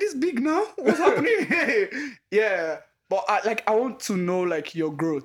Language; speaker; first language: English; non-native, local second language; Igbo